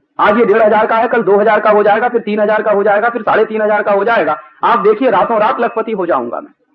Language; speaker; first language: Hindi; native; Hindi